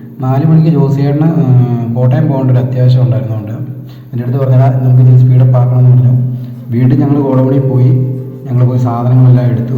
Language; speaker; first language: Malayalam; native; Malayalam